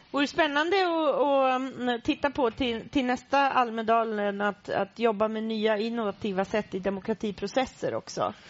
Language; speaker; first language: Swedish; native; Swedish